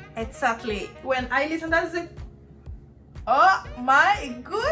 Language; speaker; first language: English; non-native, learner; Spanish